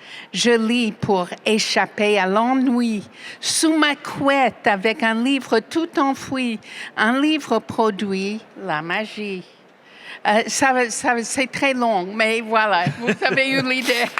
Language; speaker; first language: French; non-native, fluent; English